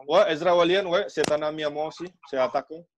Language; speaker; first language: French; non-native, fluent; Indonesian